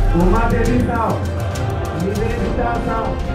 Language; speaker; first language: Hindi; native; Hindi